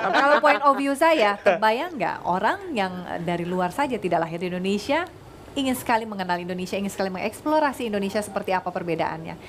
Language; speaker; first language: Indonesian; native; Indonesian